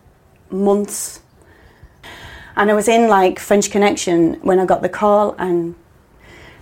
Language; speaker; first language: English; native; English